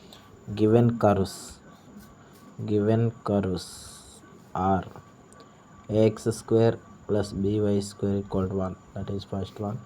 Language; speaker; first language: English; non-native, local second language; Telugu